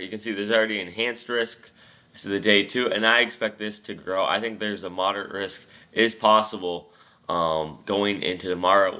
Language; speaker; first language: English; native; English